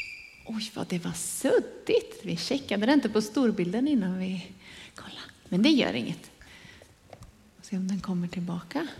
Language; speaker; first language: Swedish; native; Swedish